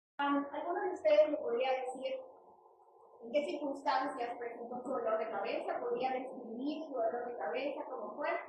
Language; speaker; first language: Spanish; native; Spanish